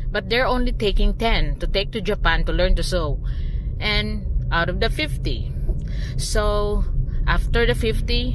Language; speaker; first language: English; non-native, local second language; Cebuano